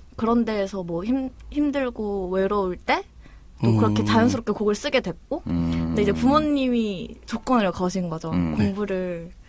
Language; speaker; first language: Korean; early bilingual, other home language; Chinese